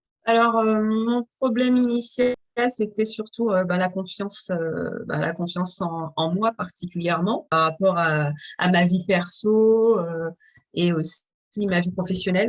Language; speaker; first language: French; native; French